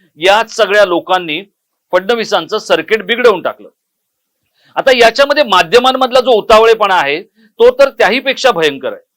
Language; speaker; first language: Marathi; native; Marathi